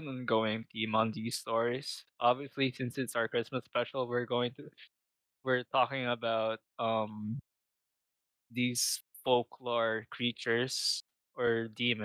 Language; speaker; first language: English; non-native, local second language; Filipino